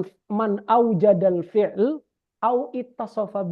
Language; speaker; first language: Arabic; non-native, fluent; Indonesian